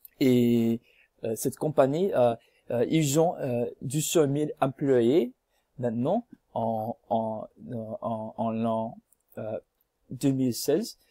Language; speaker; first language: French; non-native, learner; English